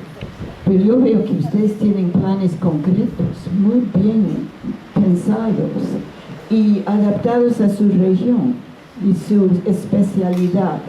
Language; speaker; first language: Spanish; non-native, fluent; English